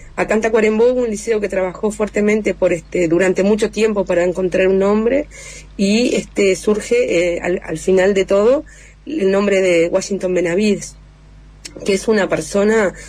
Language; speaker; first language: Spanish; native; Spanish